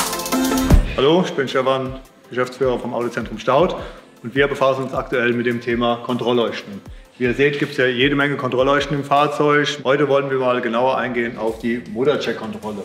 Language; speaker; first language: German; native; German